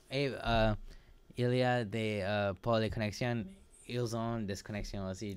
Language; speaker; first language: French; non-native, learner; English